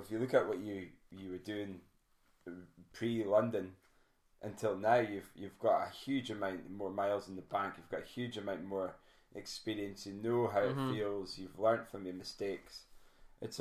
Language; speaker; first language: English; native; English